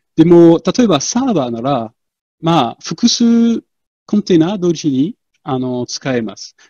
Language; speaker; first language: Japanese; non-native, fluent; French